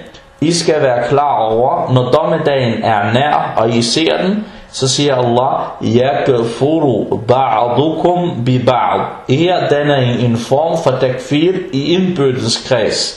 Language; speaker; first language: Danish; early bilingual, other home language; Arabic